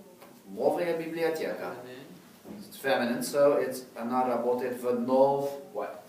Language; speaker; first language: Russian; non-native, fluent; English